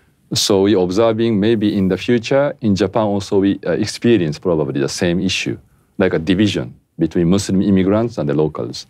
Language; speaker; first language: English; non-native, fluent; Japanese